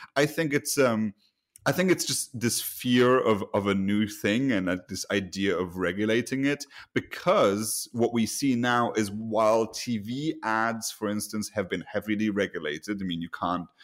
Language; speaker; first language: English; non-native, fluent; Luxembourgish